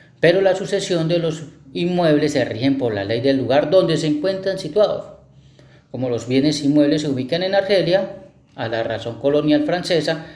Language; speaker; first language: Spanish; native; Spanish